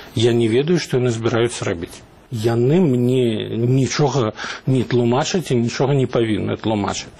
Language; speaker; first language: Russian; non-native, local second language; Belarusian